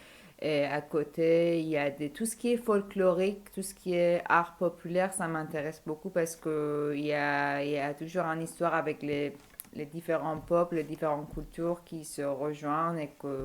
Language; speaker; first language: French; non-native, fluent; Persian